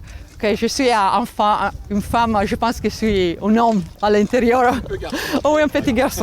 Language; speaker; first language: French; non-native, learner; Italian